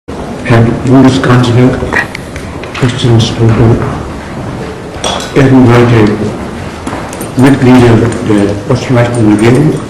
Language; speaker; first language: German; non-native, learner; Punjabi